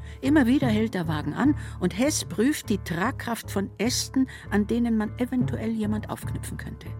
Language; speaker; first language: German; native; German